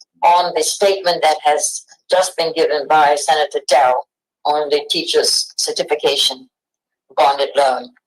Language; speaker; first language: English; native; English